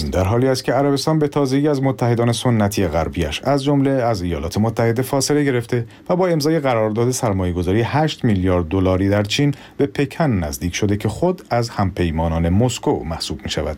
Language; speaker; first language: Persian; native; Persian